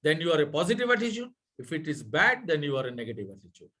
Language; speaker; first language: Hindi; non-native, local second language; Bangla